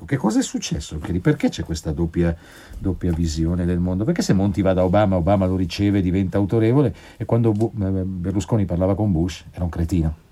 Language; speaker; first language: Italian; native; Italian